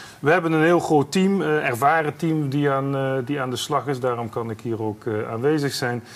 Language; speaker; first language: Dutch; native; Dutch